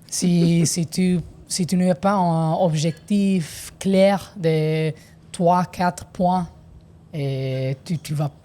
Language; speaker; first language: French; non-native, learner; Italian